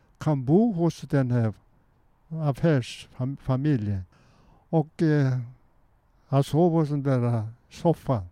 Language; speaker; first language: Swedish; non-native, fluent; Korean